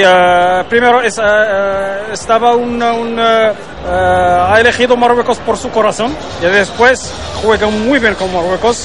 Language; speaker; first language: Spanish; non-native, learner; Arabic